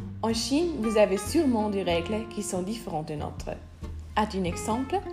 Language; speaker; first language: French; non-native, learner; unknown